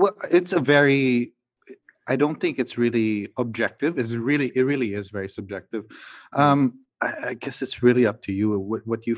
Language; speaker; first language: English; non-native, local second language; Cebuano